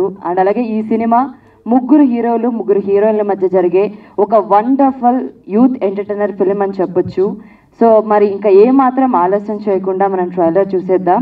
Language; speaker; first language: Telugu; native; Telugu